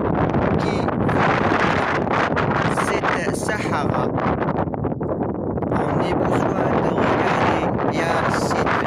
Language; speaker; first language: French; non-native, learner; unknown